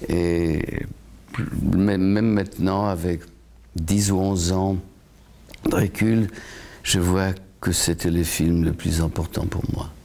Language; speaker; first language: French; non-native, fluent; Polish